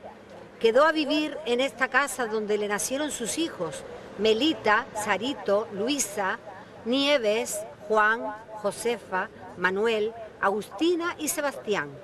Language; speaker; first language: Spanish; native; Spanish